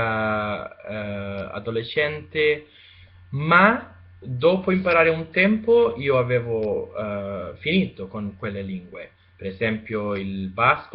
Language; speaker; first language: Italian; non-native, learner; Spanish